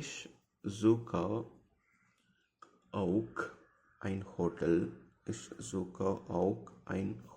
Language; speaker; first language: German; non-native, fluent; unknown